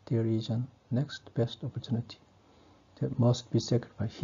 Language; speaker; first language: English; non-native, fluent; Korean